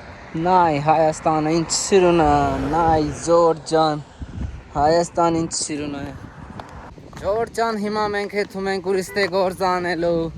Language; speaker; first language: Armenian; non-native, learner; Hindi